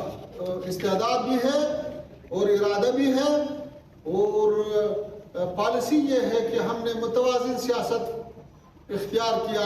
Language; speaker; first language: Hindi; non-native, fluent; Pashto